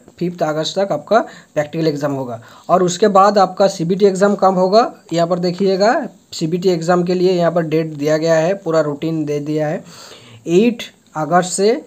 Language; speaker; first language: Hindi; non-native, local second language; Bangla